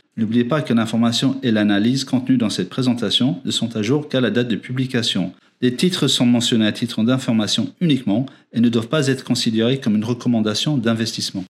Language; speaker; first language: French; native; French